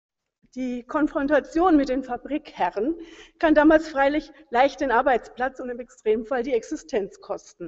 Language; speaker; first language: German; native; German